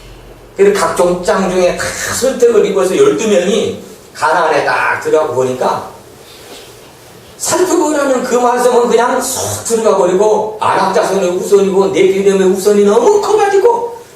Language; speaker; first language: Korean; native; Korean